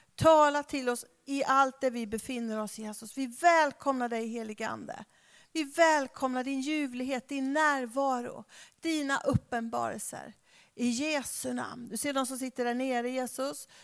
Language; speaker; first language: Swedish; native; Swedish